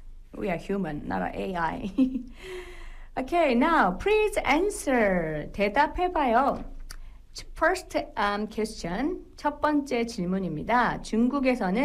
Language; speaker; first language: English; non-native, fluent; Korean